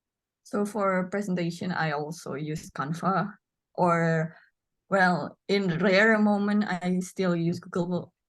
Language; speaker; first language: English; non-native, learner; Indonesian